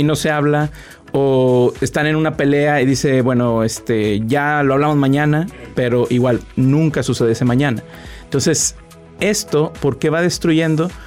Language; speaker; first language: Spanish; native; Spanish